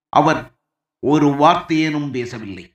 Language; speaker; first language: Tamil; native; Tamil